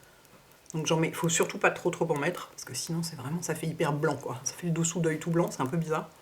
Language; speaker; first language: French; native; French